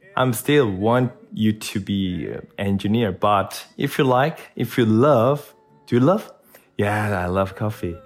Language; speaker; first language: English; non-native, learner; Korean